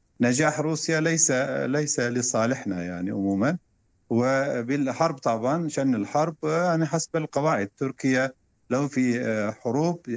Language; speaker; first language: Arabic; non-native, fluent; Turkish